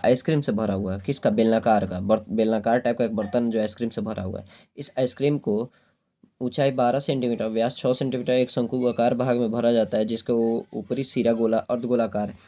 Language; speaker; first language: Hindi; native; Hindi